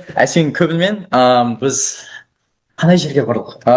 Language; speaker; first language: Kazakh; early bilingual, heritage; Kazakh